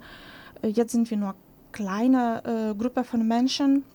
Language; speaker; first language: German; non-native, fluent; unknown